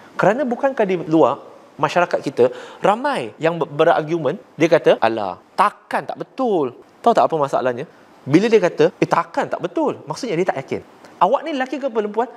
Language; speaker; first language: Malay; non-native, local second language; Chinese